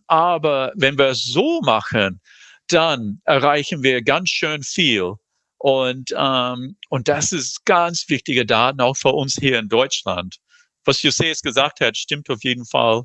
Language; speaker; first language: German; non-native, fluent; English